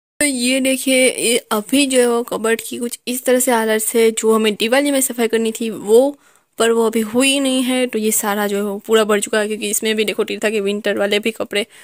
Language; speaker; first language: Hindi; non-native, local second language; Gujarati